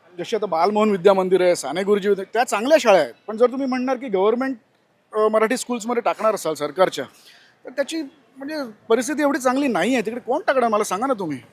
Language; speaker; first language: Marathi; non-native, local second language; Gujarati